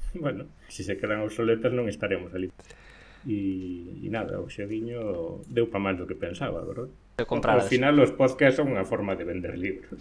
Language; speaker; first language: Galician; non-native, local second language; Spanish